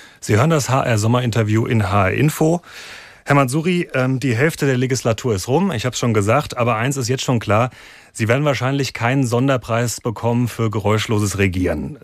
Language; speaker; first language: German; native; German